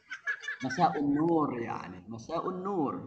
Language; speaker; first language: Arabic; non-native, fluent; Indonesian